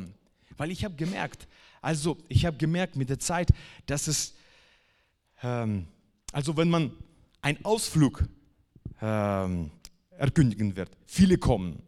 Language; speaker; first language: German; non-native, fluent; Russian